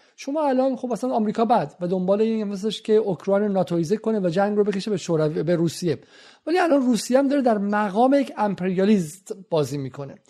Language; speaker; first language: Persian; native; Persian